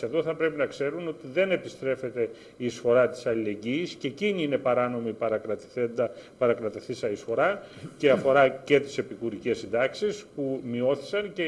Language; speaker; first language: Greek; native; Greek